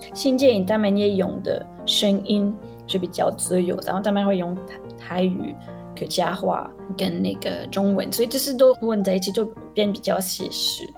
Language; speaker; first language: Chinese; non-native, fluent; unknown